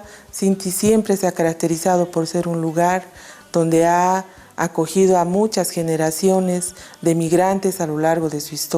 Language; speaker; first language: Spanish; native; Spanish